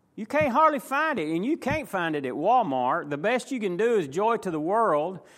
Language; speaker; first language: English; native; English